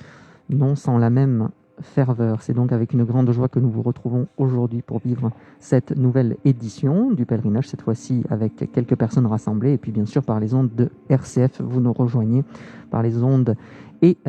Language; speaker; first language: French; native; French